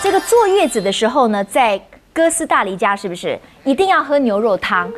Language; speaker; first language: Chinese; native; Chinese